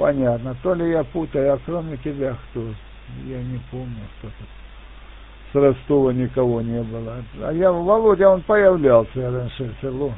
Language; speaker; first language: Russian; native; Russian